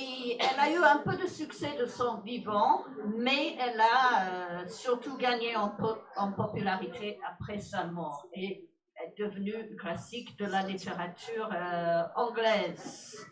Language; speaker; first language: French; non-native, fluent; English